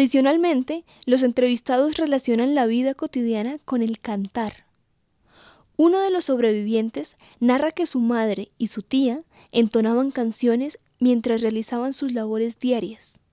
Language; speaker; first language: Spanish; native; Spanish